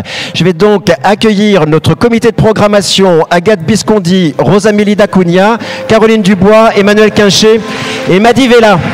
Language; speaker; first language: French; native; French